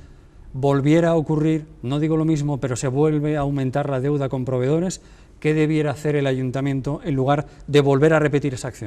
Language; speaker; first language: Spanish; native; Spanish